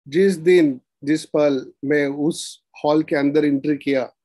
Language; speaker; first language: Hindi; non-native, local second language; Marathi